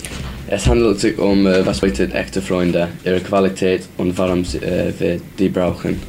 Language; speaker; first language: German; non-native, learner; English